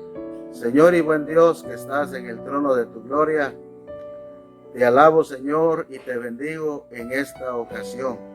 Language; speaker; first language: Spanish; native; Spanish